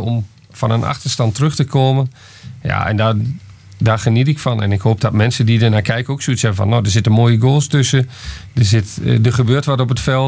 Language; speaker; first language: Dutch; native; Dutch